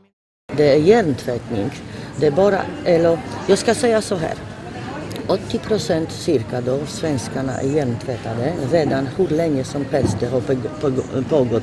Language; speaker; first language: Swedish; non-native, fluent; Polish